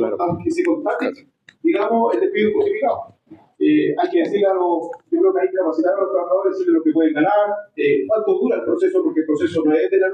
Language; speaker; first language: Spanish; native; Spanish